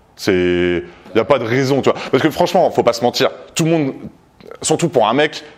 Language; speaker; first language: French; native; French